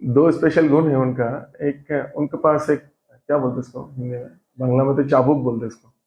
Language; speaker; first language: Hindi; non-native, local second language; Bangla